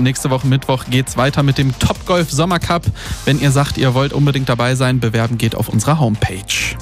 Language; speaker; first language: German; native; German